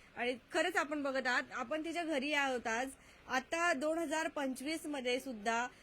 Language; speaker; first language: Marathi; native; Marathi